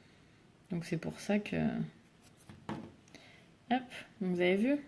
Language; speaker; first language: French; native; French